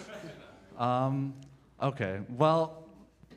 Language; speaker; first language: English; native; English